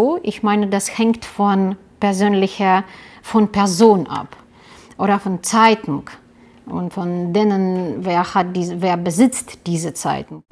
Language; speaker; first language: German; non-native, learner; Russian